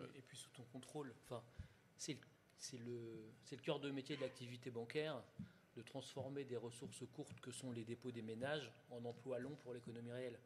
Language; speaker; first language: French; native; French